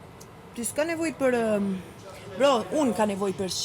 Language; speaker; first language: Albanian; non-native, learner; English